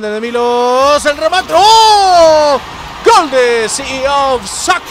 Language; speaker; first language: Spanish; native; Spanish